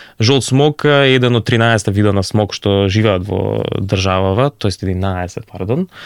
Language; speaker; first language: Macedonian; native; Macedonian